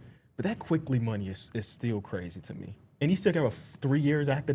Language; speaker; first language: English; native; English